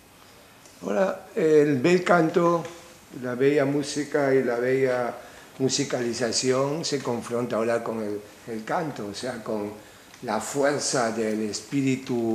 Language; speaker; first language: Spanish; native; Spanish